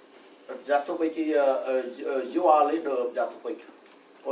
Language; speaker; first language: English; non-native, learner; Vietnamese